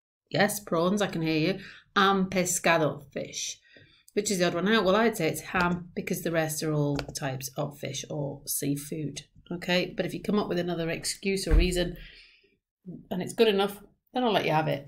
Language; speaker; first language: English; native; English